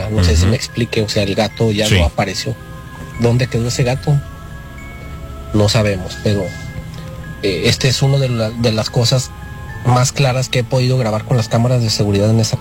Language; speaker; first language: Spanish; native; Spanish